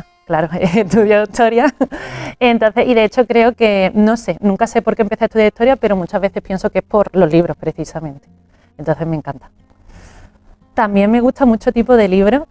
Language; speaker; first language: Spanish; native; Spanish